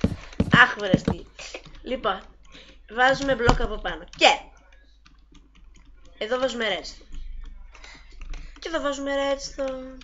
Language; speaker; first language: Greek; native; Greek